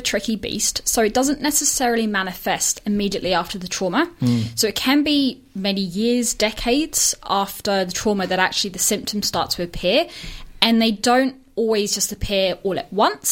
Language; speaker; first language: English; native; English